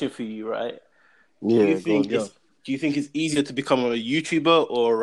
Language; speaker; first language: English; native; English